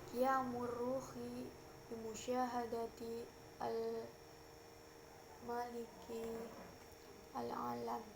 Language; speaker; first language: Arabic; non-native, learner; Indonesian